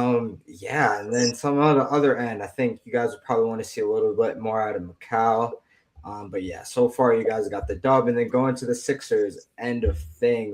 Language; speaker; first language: English; native; English